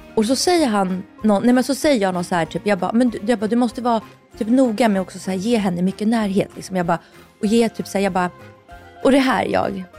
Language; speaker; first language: Swedish; non-native, fluent; Russian